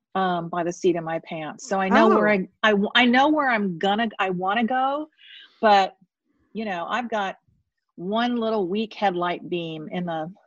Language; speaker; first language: English; native; English